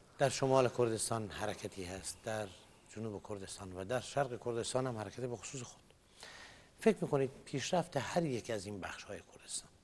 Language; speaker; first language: Persian; non-native, local second language; Kurdish